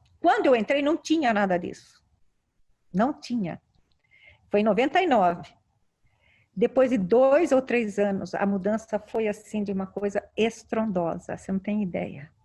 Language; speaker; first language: Portuguese; native; Portuguese